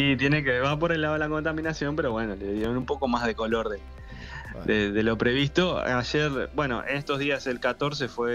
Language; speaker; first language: Spanish; native; Spanish